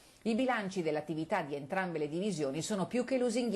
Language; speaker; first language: Italian; native; Italian